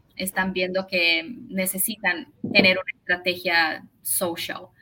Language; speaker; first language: Spanish; early bilingual, heritage; Spanish